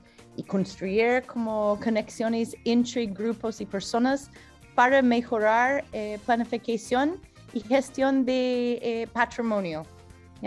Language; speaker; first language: Spanish; non-native, fluent; English